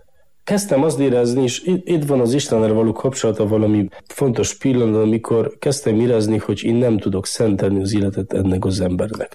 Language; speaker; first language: Hungarian; non-native, fluent; Polish